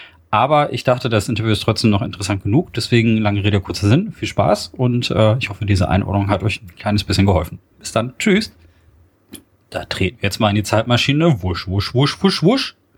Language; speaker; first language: German; native; German